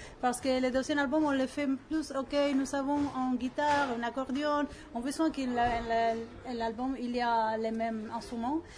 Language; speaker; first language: French; non-native, learner; Spanish